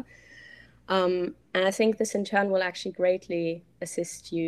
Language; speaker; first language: English; non-native, fluent; German